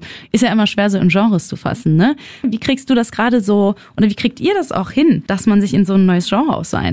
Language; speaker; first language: German; native; German